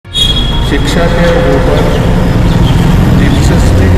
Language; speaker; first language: Hindi; non-native, local second language; Kannada